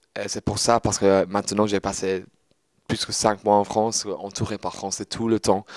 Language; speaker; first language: French; non-native, fluent; English